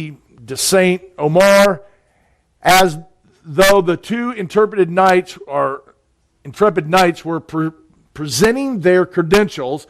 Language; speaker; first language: English; native; English